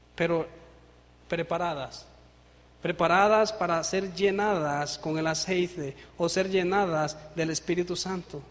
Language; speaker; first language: Spanish; native; Spanish